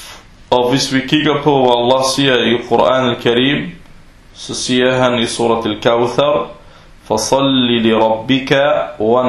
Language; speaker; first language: Danish; early bilingual, other home language; Arabic